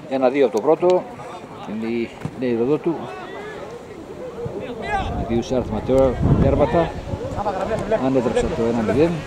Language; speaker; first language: Greek; native; Greek